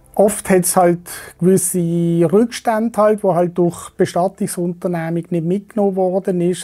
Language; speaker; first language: German; native; German